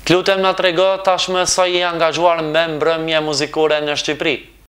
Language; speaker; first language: Albanian; native; Albanian